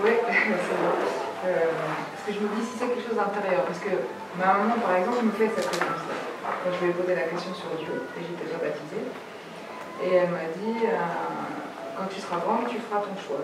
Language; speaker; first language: French; native; French